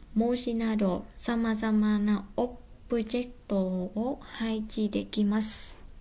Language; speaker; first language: Japanese; non-native, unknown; Vietnamese